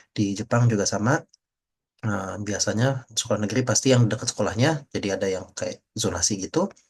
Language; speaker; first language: Indonesian; native; Indonesian